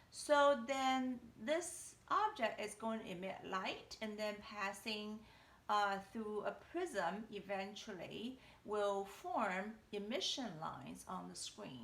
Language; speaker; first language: English; non-native, fluent; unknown